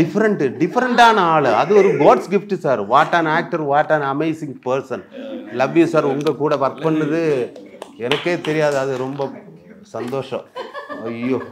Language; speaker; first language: Tamil; non-native, learner; Malayalam